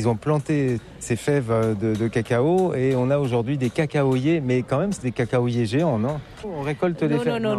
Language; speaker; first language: French; native; French